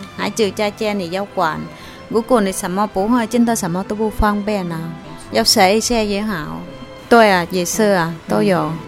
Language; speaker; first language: Chinese; non-native, learner; Vietnamese